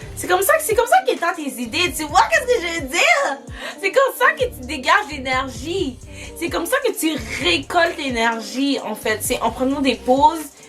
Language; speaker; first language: French; early bilingual, other home language; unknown